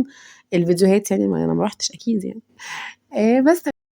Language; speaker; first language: Arabic; native; Arabic